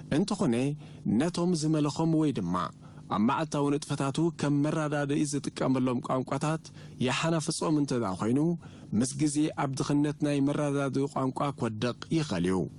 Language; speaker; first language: Tigrinya; native; Tigrinya